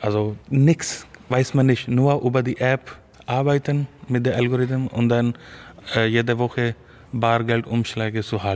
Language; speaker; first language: German; non-native, fluent; Urdu